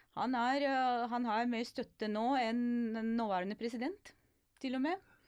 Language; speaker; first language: Norwegian; non-native, fluent; Ukrainian